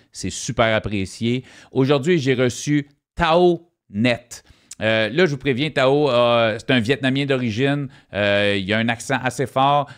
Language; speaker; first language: French; native; French